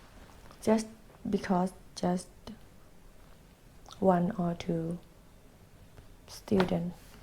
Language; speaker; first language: English; non-native, learner; Thai